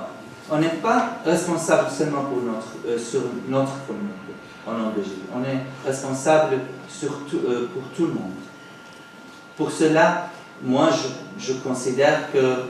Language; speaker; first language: French; non-native, fluent; Arabic